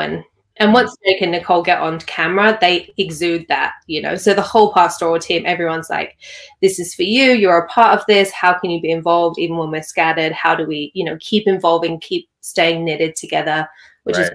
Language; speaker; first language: English; native; English